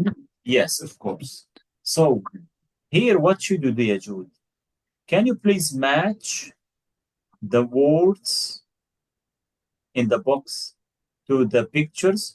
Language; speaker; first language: English; non-native, fluent; Arabic